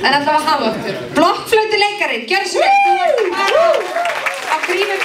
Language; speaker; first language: Icelandic; native; Icelandic